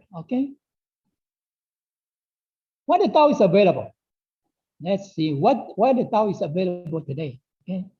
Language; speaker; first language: English; non-native, fluent; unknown